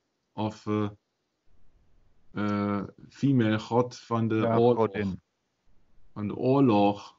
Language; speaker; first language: Dutch; non-native, fluent; German